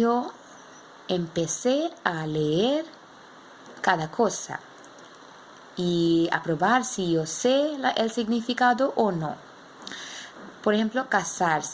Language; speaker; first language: Spanish; non-native, learner; English